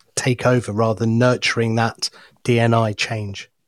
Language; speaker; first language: English; native; English